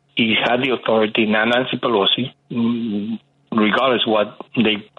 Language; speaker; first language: English; early bilingual, other home language; Spanish